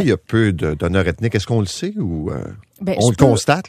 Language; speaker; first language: French; native; French